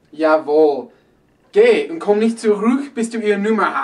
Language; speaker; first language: German; non-native, learner; English